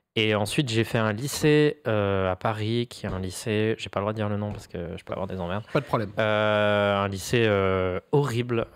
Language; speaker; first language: French; native; French